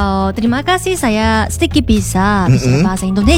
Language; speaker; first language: Indonesian; non-native, learner; Korean